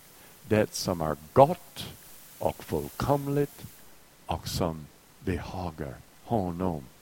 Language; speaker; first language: Swedish; non-native, fluent; English